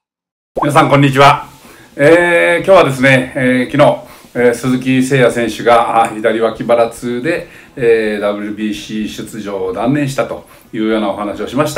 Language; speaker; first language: Japanese; native; Japanese